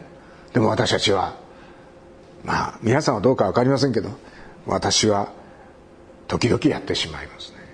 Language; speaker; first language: Japanese; native; Japanese